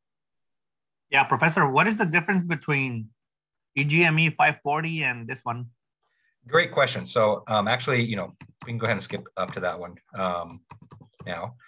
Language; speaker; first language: English; native; English